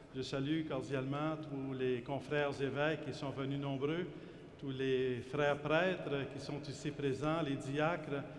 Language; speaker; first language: French; native; French